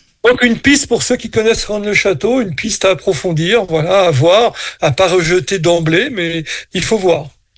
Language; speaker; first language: French; native; French